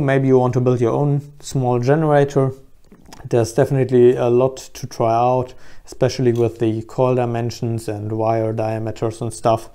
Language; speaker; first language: English; non-native, fluent; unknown